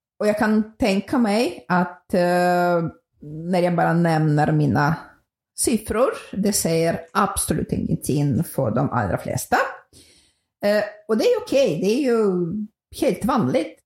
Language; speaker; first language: Swedish; non-native, fluent; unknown